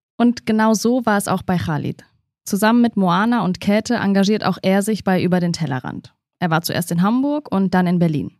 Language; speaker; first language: German; native; German